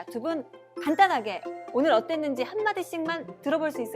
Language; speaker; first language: Korean; native; Korean